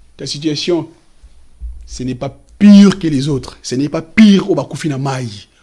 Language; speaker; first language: French; non-native, local second language; Lingala